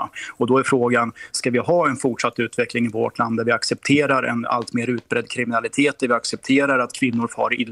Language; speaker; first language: Swedish; native; Swedish